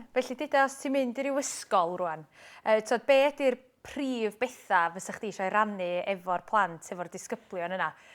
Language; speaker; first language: Welsh; native; Welsh